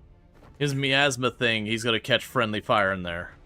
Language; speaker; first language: English; native; English